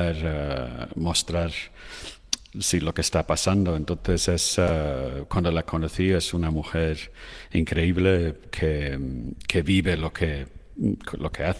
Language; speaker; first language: Spanish; non-native, fluent; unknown